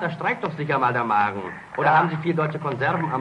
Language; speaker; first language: German; native; German